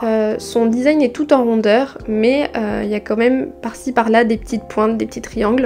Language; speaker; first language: French; native; French